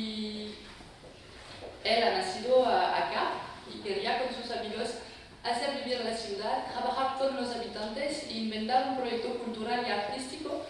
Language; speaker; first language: Spanish; non-native, fluent; French